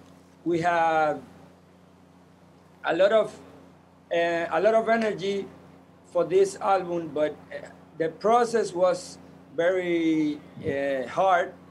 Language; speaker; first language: English; non-native, fluent; Spanish